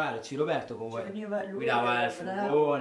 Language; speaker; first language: Italian; native; Italian